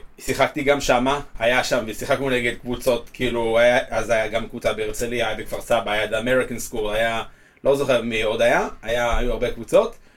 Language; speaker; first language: Hebrew; early bilingual, other home language; English